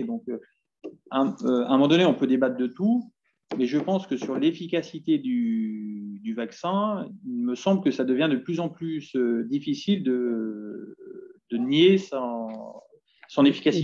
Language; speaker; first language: French; native; French